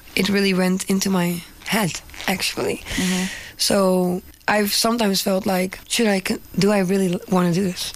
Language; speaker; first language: English; non-native, fluent; Dutch